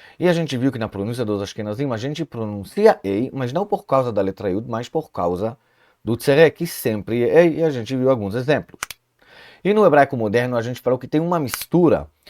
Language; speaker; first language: Portuguese; non-native, fluent; Hebrew